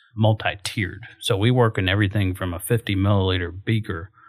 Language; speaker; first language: English; native; English